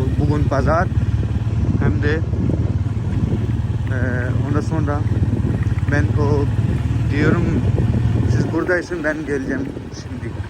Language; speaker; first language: Turkish; non-native, learner; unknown